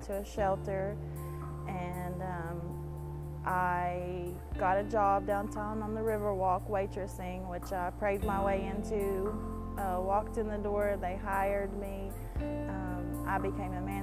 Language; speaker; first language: English; native; English